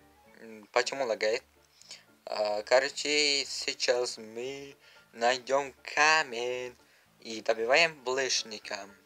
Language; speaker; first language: Russian; non-native, learner; Uzbek